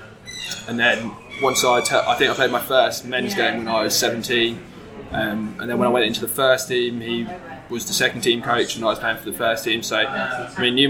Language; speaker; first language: English; native; English